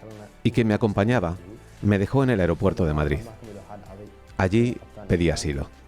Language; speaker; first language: Spanish; native; Spanish